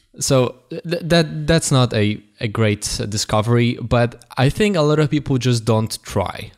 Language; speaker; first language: English; non-native, fluent; Polish